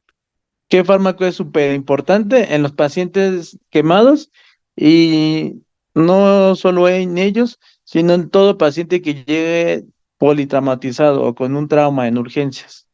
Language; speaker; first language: Spanish; native; Spanish